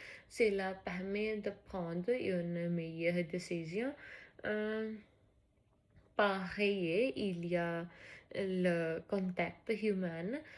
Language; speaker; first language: French; non-native, learner; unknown